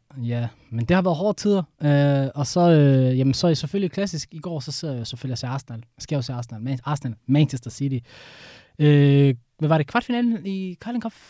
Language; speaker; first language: Danish; early bilingual, other home language; Somali